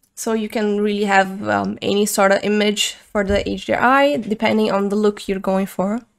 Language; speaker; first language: English; non-native, fluent; Portuguese